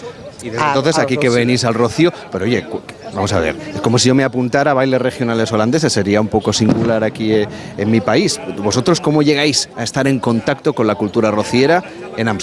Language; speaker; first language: Spanish; native; Spanish